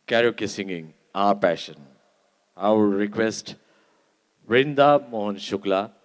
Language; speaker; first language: English; non-native, local second language; Marathi